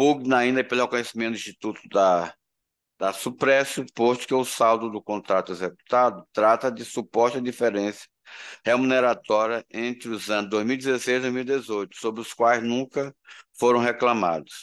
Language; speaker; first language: Portuguese; native; Portuguese